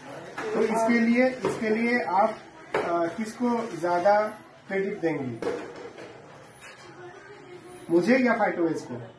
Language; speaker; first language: Hindi; non-native, local second language; Bangla